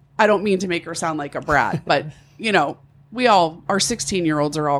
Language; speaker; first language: English; native; English